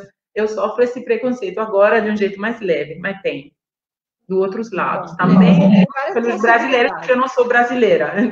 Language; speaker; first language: Portuguese; non-native, fluent; Italian